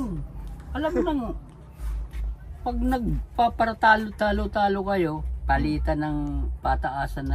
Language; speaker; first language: Filipino; native; Filipino